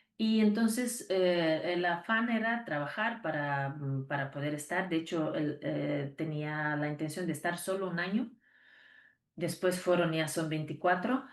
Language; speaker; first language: Spanish; non-native, fluent; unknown